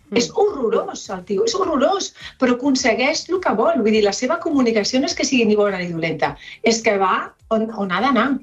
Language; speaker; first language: Catalan; non-native, local second language; Spanish